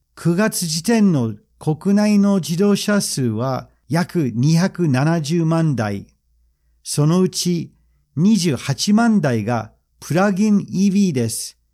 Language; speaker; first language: Japanese; non-native, fluent; English